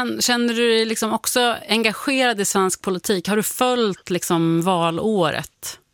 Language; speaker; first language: Swedish; native; Swedish